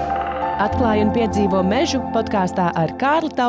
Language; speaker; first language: Latvian; native; Latvian